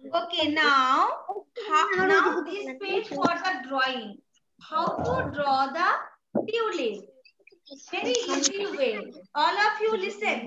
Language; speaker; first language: English; non-native, learner; Bangla